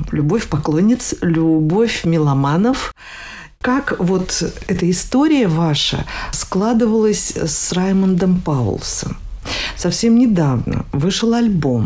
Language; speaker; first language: Russian; native; Russian